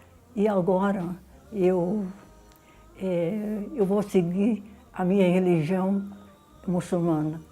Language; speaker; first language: Portuguese; non-native, learner; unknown